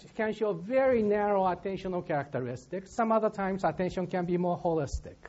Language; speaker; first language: English; non-native, fluent; Japanese